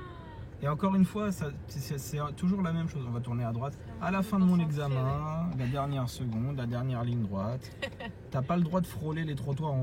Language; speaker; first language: French; native; French